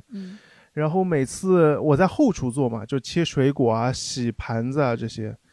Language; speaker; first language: Chinese; non-native, local second language; Wu Chinese